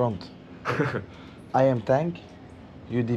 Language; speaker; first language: English; non-native, fluent; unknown